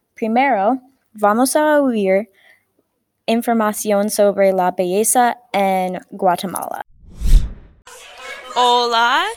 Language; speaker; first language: Spanish; non-native, learner; English